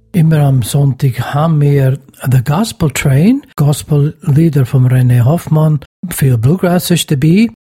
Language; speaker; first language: German; native; German